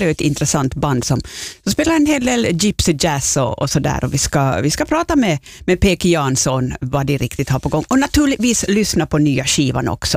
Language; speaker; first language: Swedish; native; Swedish